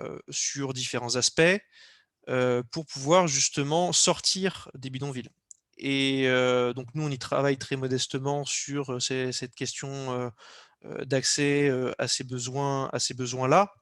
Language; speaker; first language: French; native; French